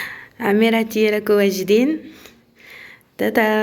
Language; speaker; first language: Arabic; native; Arabic